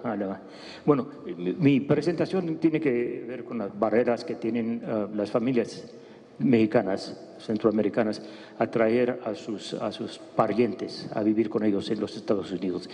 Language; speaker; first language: Spanish; non-native, fluent; English